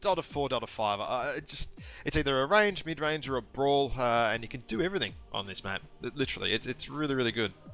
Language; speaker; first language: English; native; English